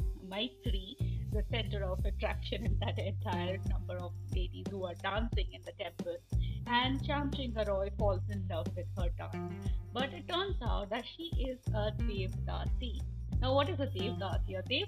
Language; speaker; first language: English; non-native, local second language; Bangla